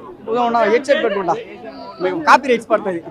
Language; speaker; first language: Telugu; native; Telugu